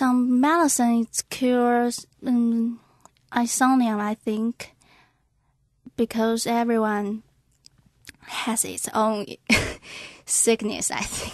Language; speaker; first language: English; non-native, learner; Chinese